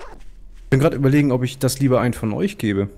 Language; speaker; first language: German; native; German